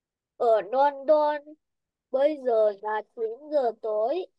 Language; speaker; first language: Vietnamese; early bilingual, heritage; Vietnamese